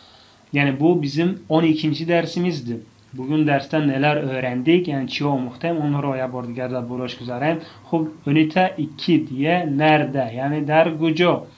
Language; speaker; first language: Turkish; non-native, fluent; Tajik